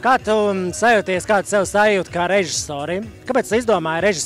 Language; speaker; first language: Latvian; native; Latvian